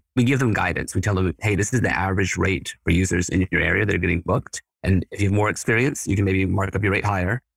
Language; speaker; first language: English; early bilingual, other home language; Spanish